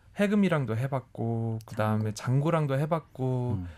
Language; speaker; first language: Korean; early bilingual, heritage; German